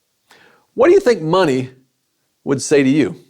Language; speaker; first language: English; native; English